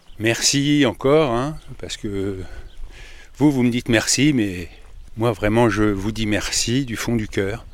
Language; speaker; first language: French; native; French